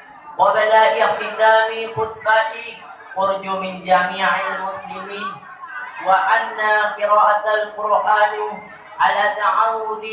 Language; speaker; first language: Arabic; non-native, learner; Achinese